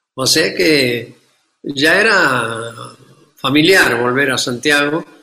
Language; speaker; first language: Spanish; native; Spanish